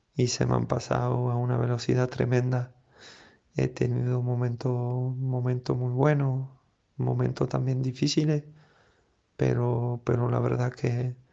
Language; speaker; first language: Spanish; non-native, fluent; French